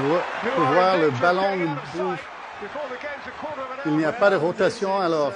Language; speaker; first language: French; early bilingual, heritage; English